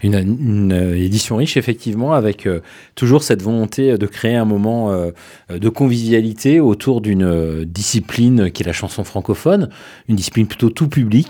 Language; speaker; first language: French; native; French